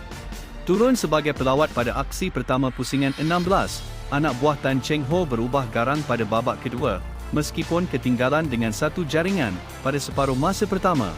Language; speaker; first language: Malay; native; Malay